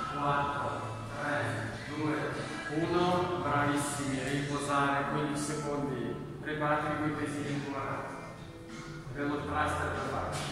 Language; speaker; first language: Italian; native; Italian